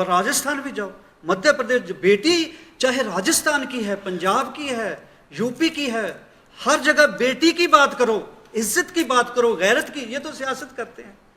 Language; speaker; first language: Hindi; non-native, local second language; Punjabi